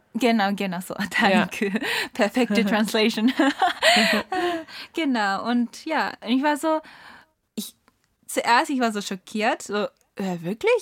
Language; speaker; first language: German; non-native, learner; Japanese